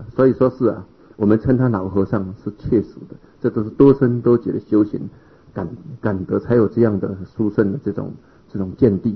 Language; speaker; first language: Chinese; native; Chinese